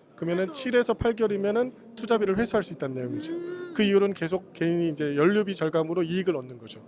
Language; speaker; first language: Korean; native; Korean